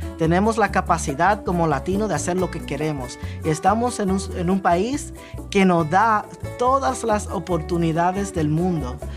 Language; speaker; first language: Spanish; early bilingual, heritage; Spanish